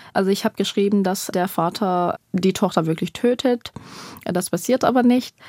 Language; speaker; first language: German; non-native, fluent; Persian